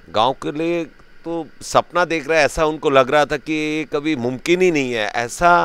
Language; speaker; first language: Hindi; native; Hindi